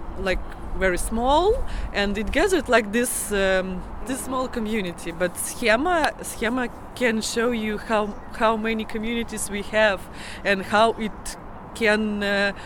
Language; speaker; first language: English; non-native, learner; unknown